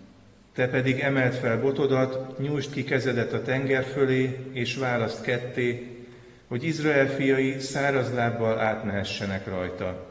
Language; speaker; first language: Hungarian; native; Hungarian